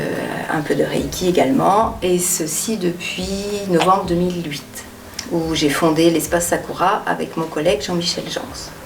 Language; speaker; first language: French; native; French